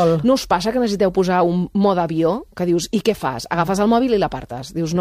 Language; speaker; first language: Catalan; native; Catalan